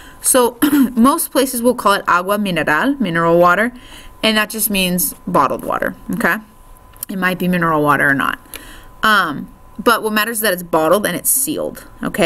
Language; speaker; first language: English; native; English